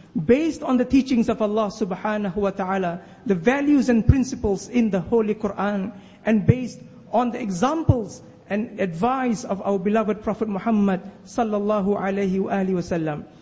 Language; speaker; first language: English; non-native, local second language; Malay